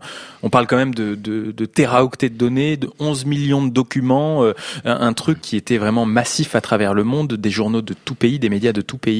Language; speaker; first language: French; native; French